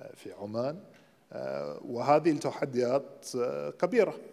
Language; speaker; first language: Arabic; non-native, fluent; English